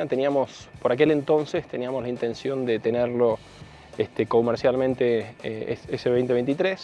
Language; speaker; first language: Spanish; native; Spanish